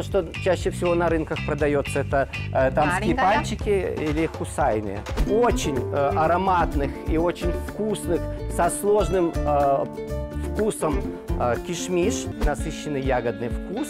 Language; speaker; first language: Russian; native; Russian